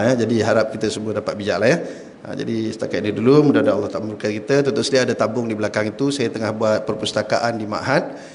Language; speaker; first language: Malay; native; Malay